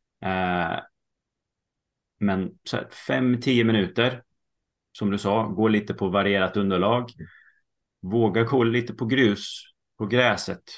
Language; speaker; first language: Swedish; early bilingual, heritage; Swedish